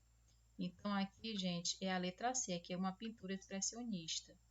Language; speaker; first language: Portuguese; native; Portuguese